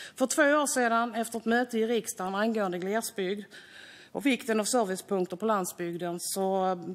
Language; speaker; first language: Swedish; native; Swedish